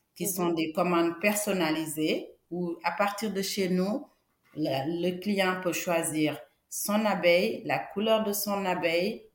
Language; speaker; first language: French; non-native, local second language; Wolof